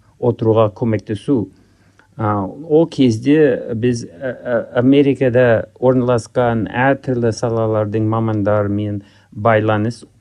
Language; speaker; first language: Kazakh; native; Kazakh